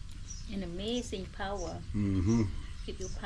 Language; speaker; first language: English; non-native, local second language; Khmer